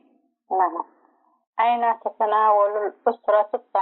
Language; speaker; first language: Arabic; non-native, learner; Tigrinya